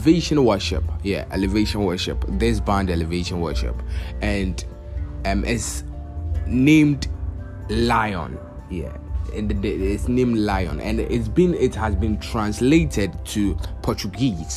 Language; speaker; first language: English; non-native, local second language; Akan